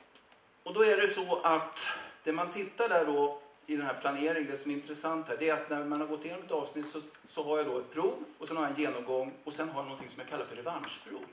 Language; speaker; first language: Swedish; native; Swedish